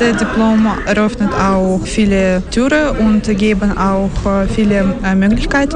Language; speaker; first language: German; non-native, fluent; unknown